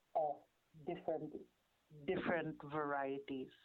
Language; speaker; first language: English; non-native, local second language; Filipino